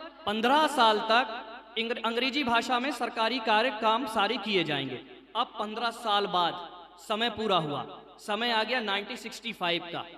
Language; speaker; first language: Hindi; native; Hindi